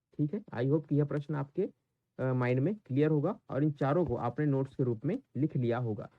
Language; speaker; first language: Hindi; native; Hindi